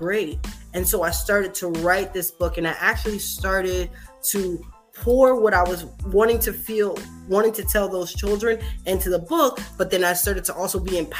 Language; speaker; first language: English; native; English